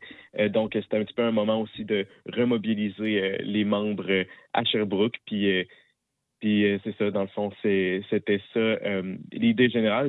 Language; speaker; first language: French; native; French